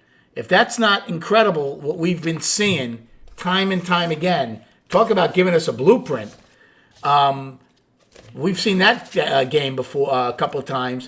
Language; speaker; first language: English; native; English